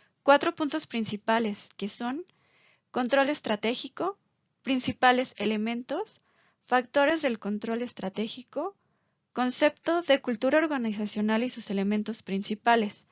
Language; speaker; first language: Spanish; native; Spanish